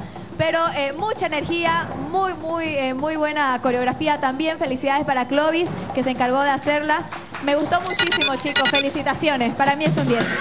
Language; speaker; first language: Spanish; native; Spanish